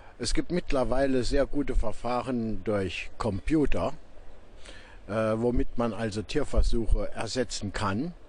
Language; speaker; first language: German; native; German